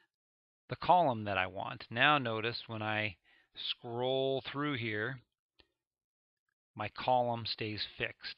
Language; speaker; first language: English; native; English